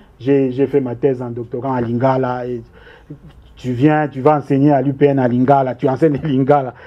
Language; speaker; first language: French; non-native, local second language; Lingala